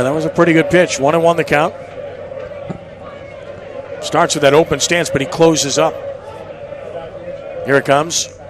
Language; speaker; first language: English; native; English